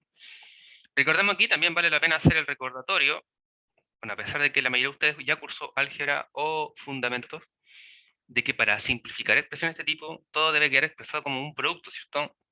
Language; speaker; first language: Spanish; native; Spanish